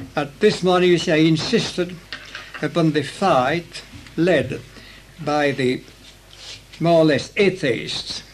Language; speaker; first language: English; non-native, fluent; French